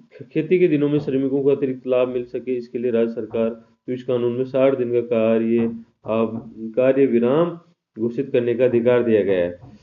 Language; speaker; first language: Hindi; native; Hindi